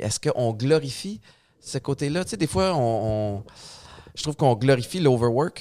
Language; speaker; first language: French; native; French